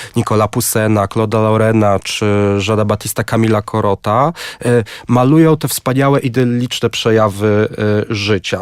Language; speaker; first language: Polish; native; Polish